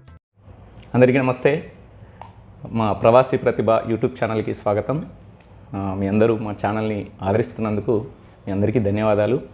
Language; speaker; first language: Telugu; native; Telugu